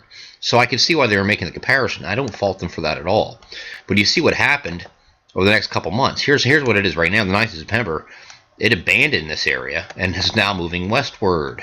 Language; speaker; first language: English; native; English